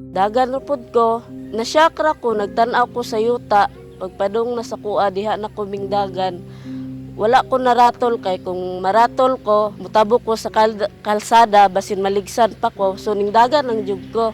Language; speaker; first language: Cebuano; native; Cebuano